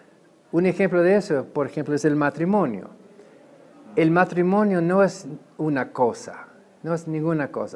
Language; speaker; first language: Spanish; non-native, fluent; English